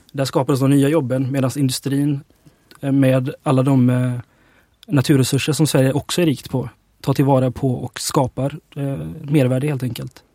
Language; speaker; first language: Swedish; early bilingual, other home language; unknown